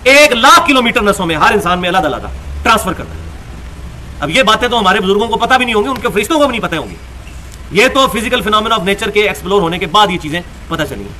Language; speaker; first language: Urdu; non-native, local second language; Punjabi